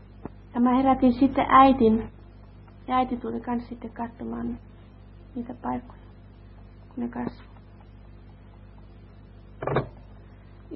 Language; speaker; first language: Finnish; early bilingual, heritage; Finnish